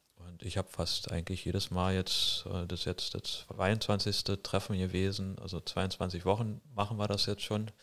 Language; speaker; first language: German; native; German